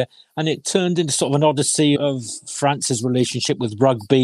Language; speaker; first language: English; non-native, local second language; Welsh